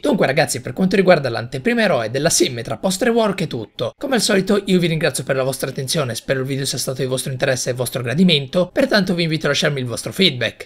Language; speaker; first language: Italian; native; Italian